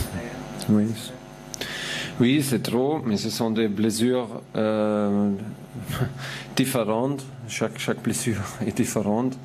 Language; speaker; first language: French; non-native, fluent; German